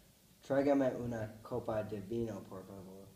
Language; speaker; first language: Spanish; non-native, learner; English